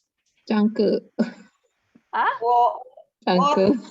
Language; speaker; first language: Chinese; non-native, learner; Indonesian